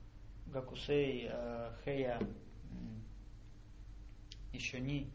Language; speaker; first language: Japanese; non-native, learner; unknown